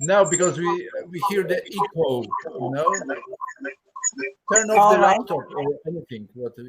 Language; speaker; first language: English; non-native, fluent; Polish